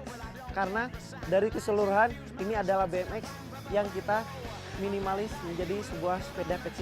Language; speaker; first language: Indonesian; native; Indonesian